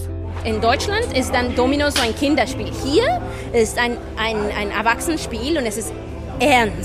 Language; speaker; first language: German; non-native, fluent; Spanish